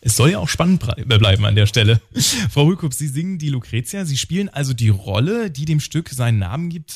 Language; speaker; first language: German; native; German